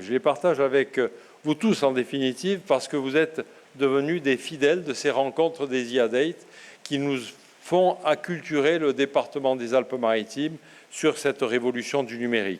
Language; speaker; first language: French; native; French